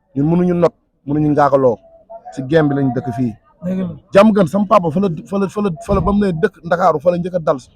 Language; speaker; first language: Wolof; non-native, local second language; Fula